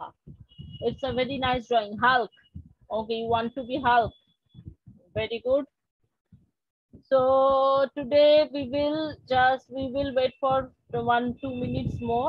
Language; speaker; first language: English; non-native, local second language; Bangla